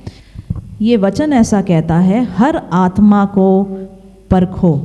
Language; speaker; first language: Hindi; native; Hindi